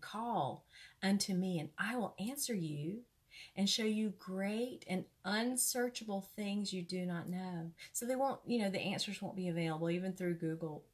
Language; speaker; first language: English; native; English